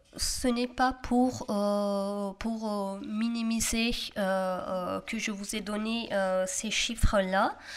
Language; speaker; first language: French; non-native, fluent; Kurdish